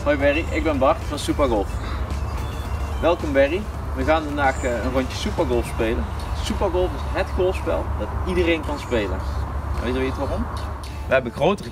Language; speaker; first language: Dutch; native; Dutch